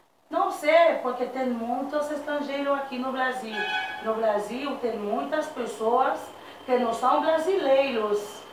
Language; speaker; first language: Portuguese; non-native, learner; Haitian Creole